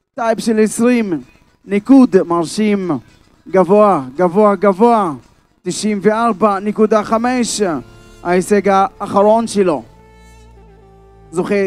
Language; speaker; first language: Hebrew; non-native, local second language; Arabic